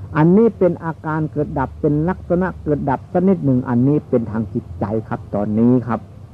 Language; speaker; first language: Thai; non-native, local second language; Northeastern Thai